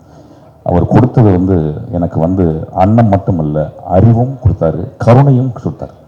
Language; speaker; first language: Tamil; native; Tamil